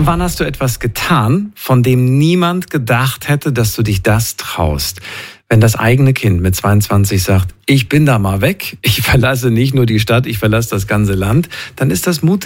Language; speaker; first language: German; native; German